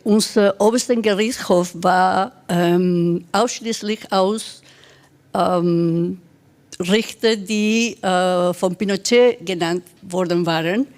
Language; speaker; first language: German; non-native, fluent; Spanish